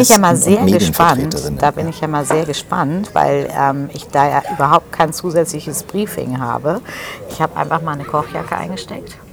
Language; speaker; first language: German; native; German